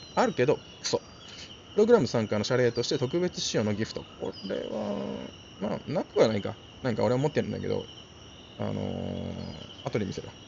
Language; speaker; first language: Japanese; native; Japanese